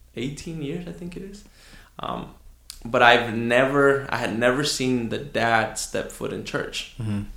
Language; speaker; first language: English; early bilingual, other home language; Spanish